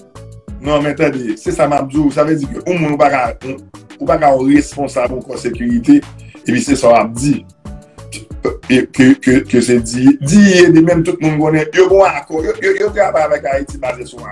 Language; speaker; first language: French; non-native, local second language; Haitian Creole